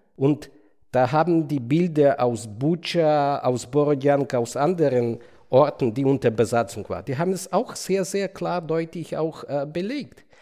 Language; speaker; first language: German; non-native, fluent; Ukrainian